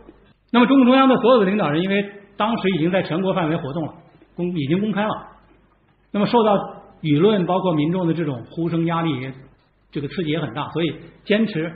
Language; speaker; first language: Chinese; native; Chinese